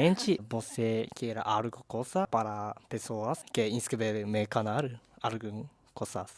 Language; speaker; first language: Portuguese; non-native, learner; Japanese